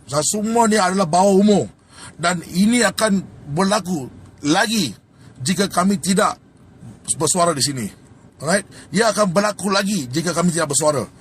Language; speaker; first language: Malay; non-native, local second language; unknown